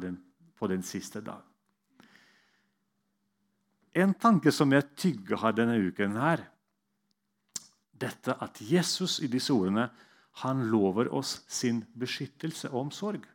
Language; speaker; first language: Norwegian; non-native, fluent; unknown